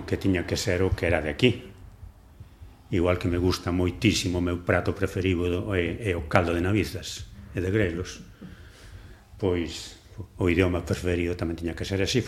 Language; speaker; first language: Galician; non-native, local second language; Spanish